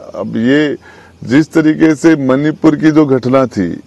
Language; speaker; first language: Hindi; native; Hindi